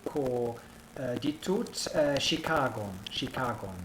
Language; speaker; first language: Basque; non-native, learner; English